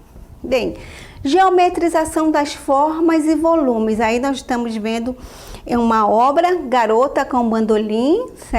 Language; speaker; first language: Portuguese; native; Portuguese